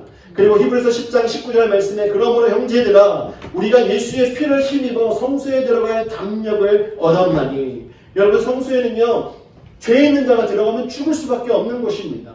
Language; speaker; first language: Korean; native; Korean